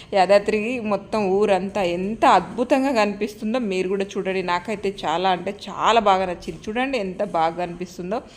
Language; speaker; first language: Telugu; native; Telugu